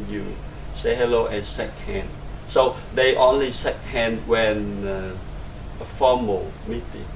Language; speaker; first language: English; non-native, learner; Vietnamese